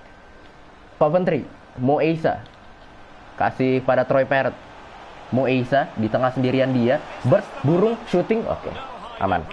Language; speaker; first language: Indonesian; native; Indonesian